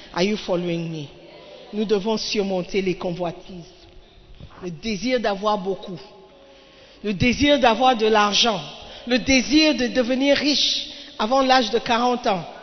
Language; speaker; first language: French; non-native, fluent; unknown